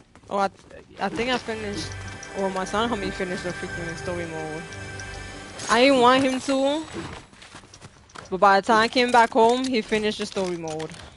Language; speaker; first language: English; early bilingual, other home language; Spanish